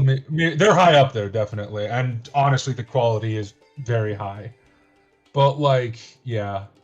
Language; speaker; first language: English; native; English